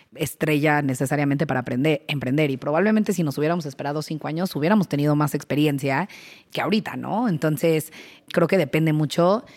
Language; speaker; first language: Spanish; native; Spanish